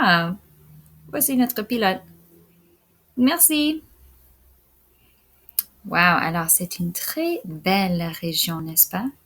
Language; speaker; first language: French; non-native, local second language; English